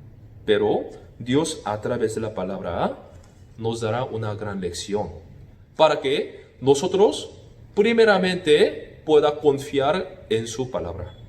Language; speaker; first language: Spanish; non-native, fluent; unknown